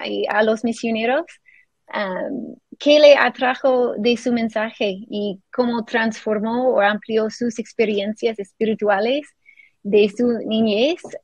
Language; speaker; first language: Spanish; non-native, fluent; English